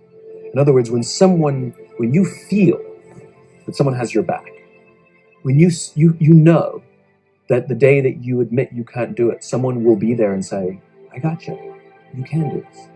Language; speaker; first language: English; native; English